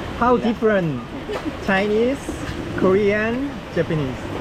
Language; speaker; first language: English; non-native, learner; Korean